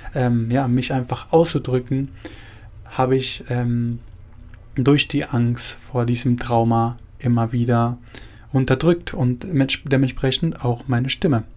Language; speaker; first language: German; early bilingual, other home language; Spanish